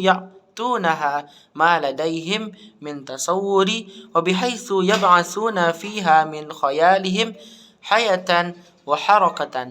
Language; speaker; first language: Arabic; non-native, learner; Indonesian